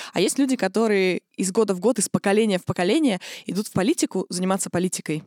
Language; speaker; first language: Russian; non-native, local second language; Estonian